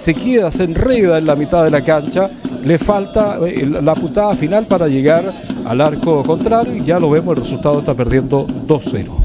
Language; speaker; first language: Spanish; native; Spanish